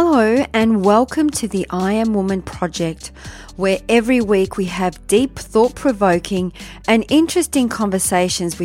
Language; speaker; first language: English; native; English